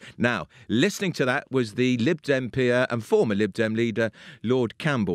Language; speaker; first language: English; native; English